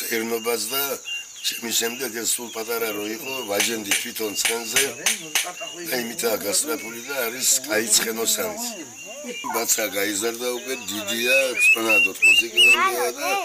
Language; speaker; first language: Georgian; native; Georgian